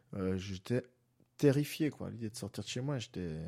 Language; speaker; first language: French; native; French